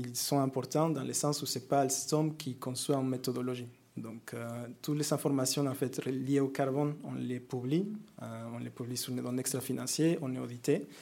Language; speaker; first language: French; non-native, fluent; Spanish